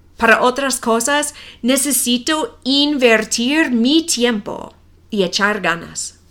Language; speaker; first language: Spanish; non-native, fluent; English